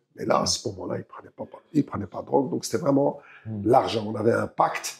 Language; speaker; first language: French; early bilingual, other home language; Arabic